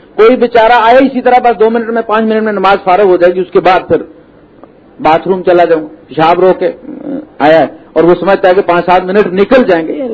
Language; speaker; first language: Urdu; non-native, local second language; Punjabi